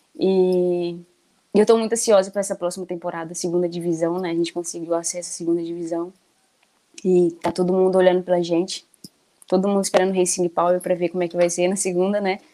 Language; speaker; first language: Portuguese; native; Portuguese